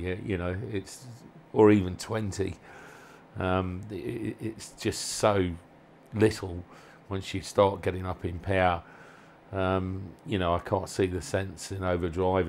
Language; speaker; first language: English; native; English